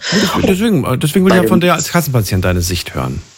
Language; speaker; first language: German; native; German